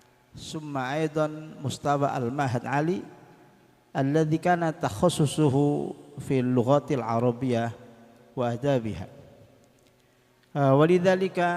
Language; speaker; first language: Arabic; non-native, fluent; Indonesian